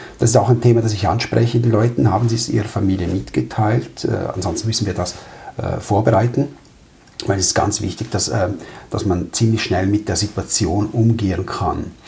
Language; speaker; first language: German; early bilingual, other home language; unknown